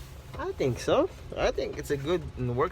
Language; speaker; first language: English; non-native, local second language; Filipino